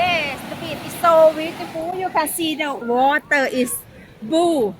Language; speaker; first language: English; non-native, learner; Thai